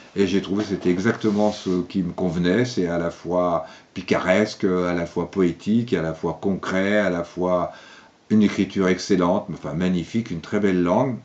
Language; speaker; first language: French; native; French